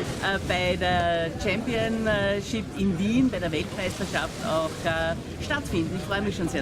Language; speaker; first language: German; native; German